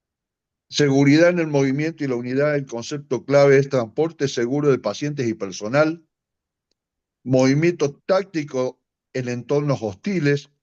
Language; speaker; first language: Spanish; native; Spanish